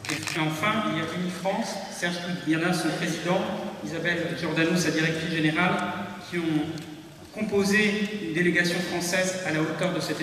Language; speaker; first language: French; native; French